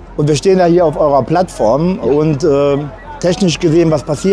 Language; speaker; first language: German; native; German